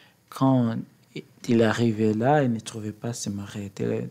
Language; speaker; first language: French; non-native, learner; English